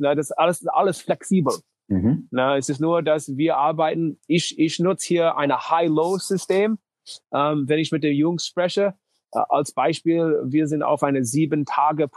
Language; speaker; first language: German; non-native, learner; English